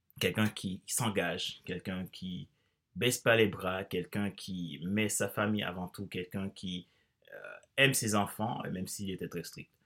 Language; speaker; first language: French; non-native, local second language; Haitian Creole